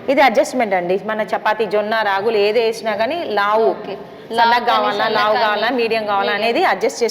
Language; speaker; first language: Telugu; native; Telugu